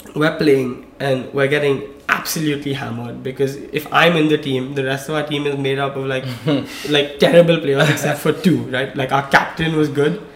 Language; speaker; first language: English; non-native, local second language; Hindi